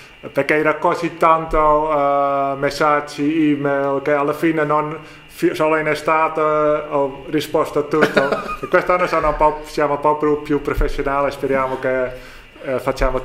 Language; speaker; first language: Italian; non-native, learner; Dutch